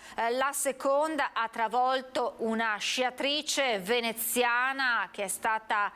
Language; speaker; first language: Italian; native; Italian